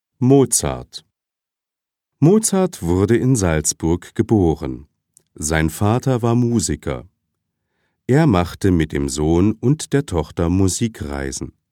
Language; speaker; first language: German; native; German